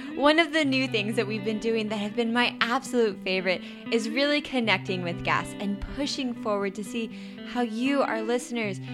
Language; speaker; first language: English; native; English